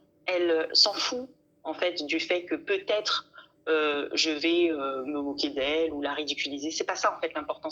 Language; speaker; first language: French; native; French